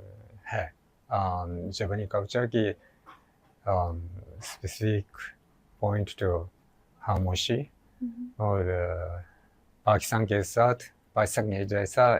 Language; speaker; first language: Hindi; non-native, learner; Japanese